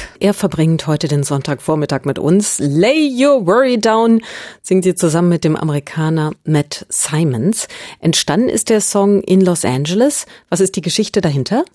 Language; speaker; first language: German; native; German